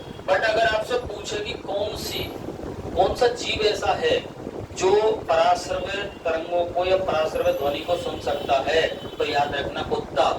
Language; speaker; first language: Hindi; native; Hindi